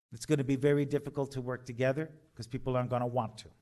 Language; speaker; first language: English; native; English